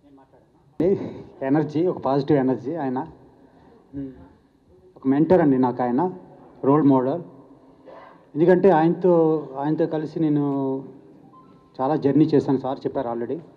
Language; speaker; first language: Telugu; native; Telugu